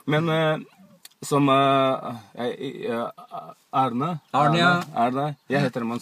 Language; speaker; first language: Norwegian; non-native, learner; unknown